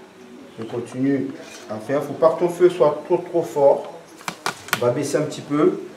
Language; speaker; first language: French; native; French